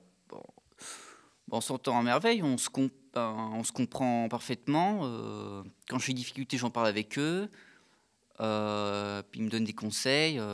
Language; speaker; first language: French; native; French